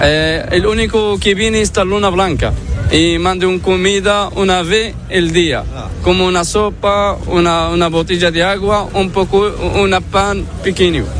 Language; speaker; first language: Spanish; non-native, learner; Arabic